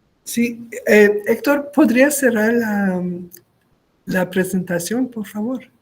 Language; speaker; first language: Spanish; non-native, local second language; French